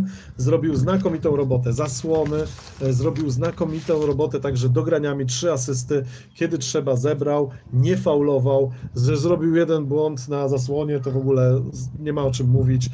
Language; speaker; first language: Polish; native; Polish